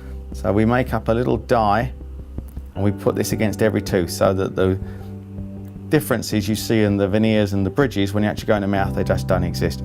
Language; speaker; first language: English; native; English